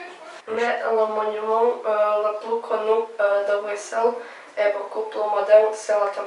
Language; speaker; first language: French; non-native, learner; Croatian